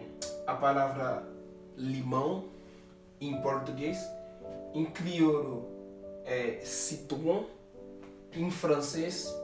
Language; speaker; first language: Portuguese; non-native, fluent; Haitian Creole